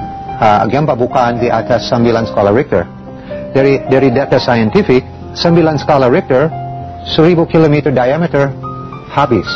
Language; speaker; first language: Indonesian; non-native, learner; English